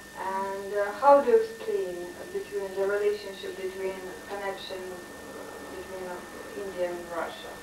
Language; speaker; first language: English; non-native, learner; Russian